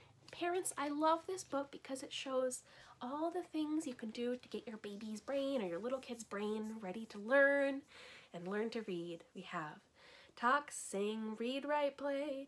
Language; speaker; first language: English; native; English